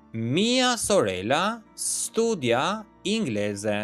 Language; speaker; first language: Italian; non-native, learner; Albanian